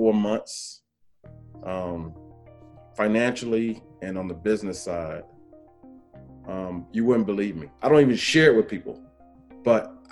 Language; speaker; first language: English; native; English